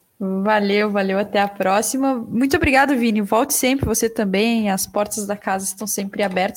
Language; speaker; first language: Portuguese; native; Portuguese